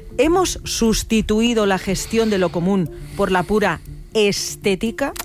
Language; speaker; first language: Spanish; native; Spanish